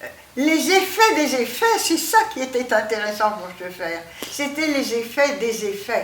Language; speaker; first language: French; native; French